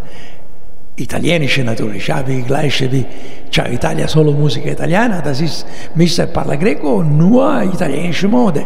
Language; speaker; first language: German; non-native, fluent; Italian